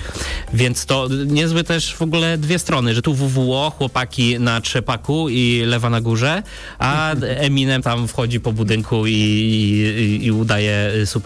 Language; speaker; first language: Polish; native; Polish